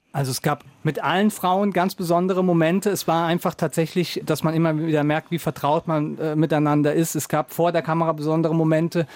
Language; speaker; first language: German; native; German